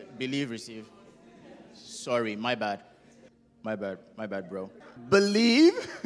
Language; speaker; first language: English; non-native, local second language; Yoruba